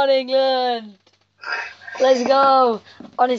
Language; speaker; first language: English; native; English